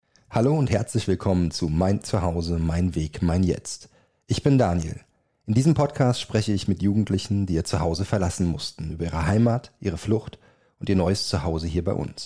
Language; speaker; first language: German; native; German